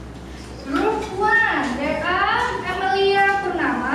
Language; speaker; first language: English; non-native, local second language; Indonesian